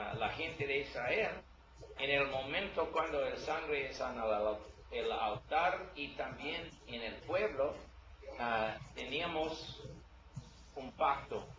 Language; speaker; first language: Spanish; non-native, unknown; English